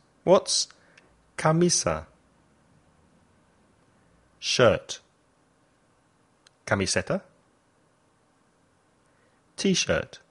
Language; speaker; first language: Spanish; non-native, fluent; English